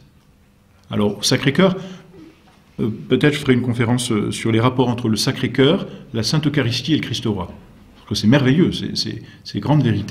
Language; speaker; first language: French; native; French